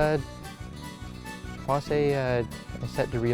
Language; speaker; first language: French; non-native, local second language; English